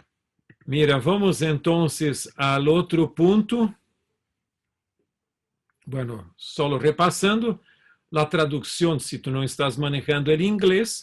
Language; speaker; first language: Spanish; non-native, fluent; Portuguese